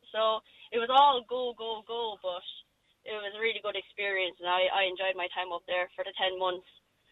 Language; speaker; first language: English; native; English